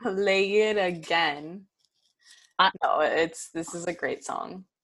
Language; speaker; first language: English; early bilingual, other home language; Spanish